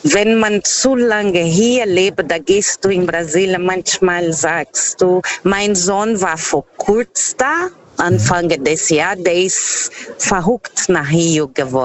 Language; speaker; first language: German; non-native, learner; Portuguese